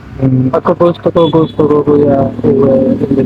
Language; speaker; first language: Filipino; non-native, learner; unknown